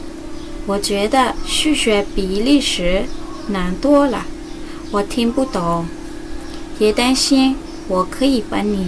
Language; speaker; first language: Chinese; non-native, fluent; Burmese